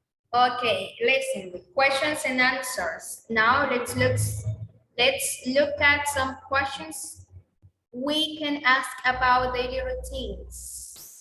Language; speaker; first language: English; non-native, learner; Spanish